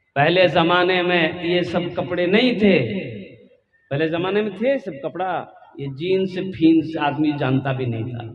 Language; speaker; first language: Hindi; non-native, local second language; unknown